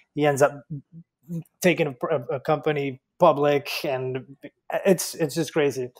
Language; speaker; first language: English; non-native, fluent; Spanish